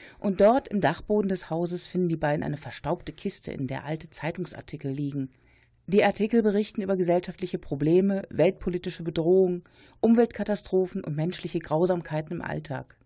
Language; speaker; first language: German; native; German